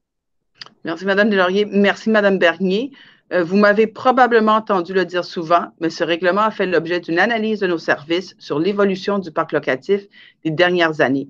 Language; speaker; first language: French; native; French